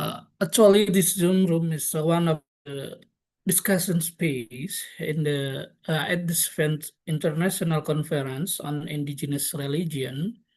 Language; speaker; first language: English; non-native, local second language; Indonesian